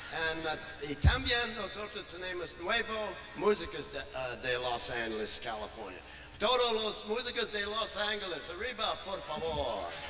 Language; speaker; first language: Spanish; non-native, learner; English